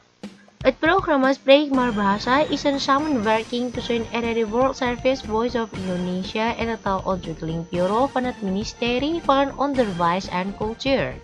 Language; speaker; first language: Dutch; non-native, fluent; Indonesian